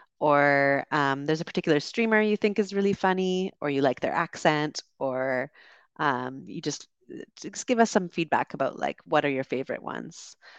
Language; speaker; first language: English; native; English